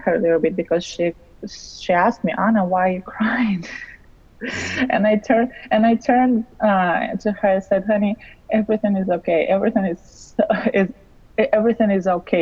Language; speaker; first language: English; non-native, fluent; Russian